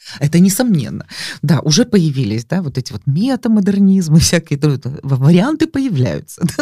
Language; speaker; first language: Russian; native; Russian